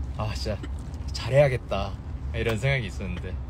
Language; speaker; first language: Korean; early bilingual, heritage; Korean